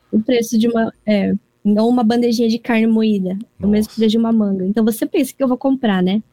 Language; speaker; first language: Portuguese; early bilingual, heritage; Portuguese